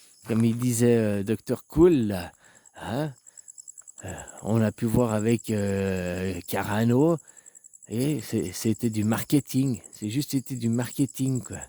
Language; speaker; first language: French; native; French